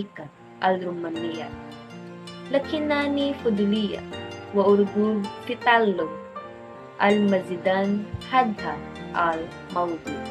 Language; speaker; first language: Arabic; non-native, learner; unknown